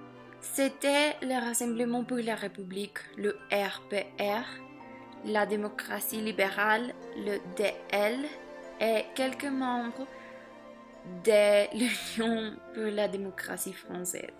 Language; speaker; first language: French; non-native, learner; Spanish